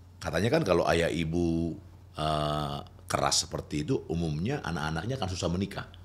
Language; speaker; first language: Indonesian; native; Indonesian